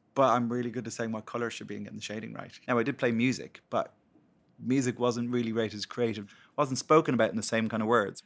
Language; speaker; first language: English; native; English